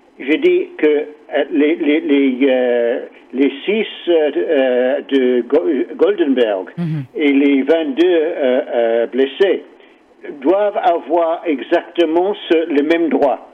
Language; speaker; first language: French; non-native, learner; English